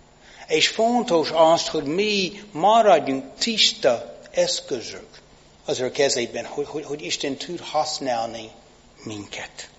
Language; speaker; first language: Hungarian; non-native, fluent; English